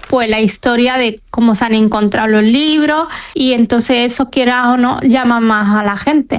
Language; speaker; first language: Spanish; non-native, fluent; Arabic